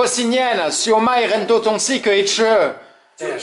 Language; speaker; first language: Chinese; non-native, learner; French